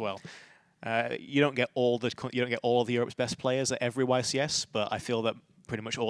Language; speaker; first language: English; native; English